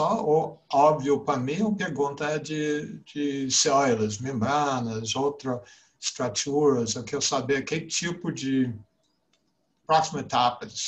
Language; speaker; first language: Portuguese; non-native, fluent; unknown